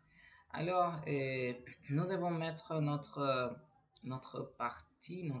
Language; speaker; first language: French; non-native, learner; Spanish